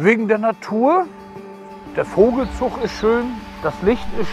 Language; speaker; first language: German; native; German